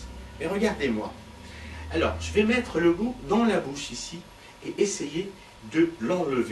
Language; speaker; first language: French; native; French